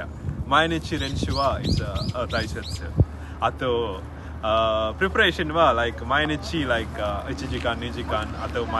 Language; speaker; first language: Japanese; non-native, learner; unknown